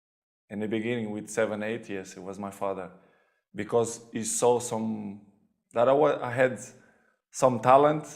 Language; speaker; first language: English; non-native, fluent; Portuguese